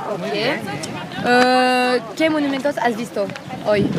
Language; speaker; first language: Spanish; non-native, learner; French